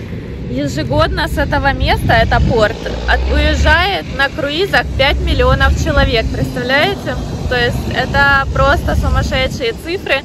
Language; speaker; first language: Russian; native; Russian